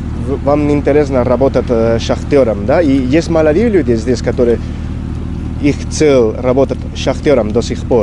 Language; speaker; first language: Russian; non-native, fluent; Spanish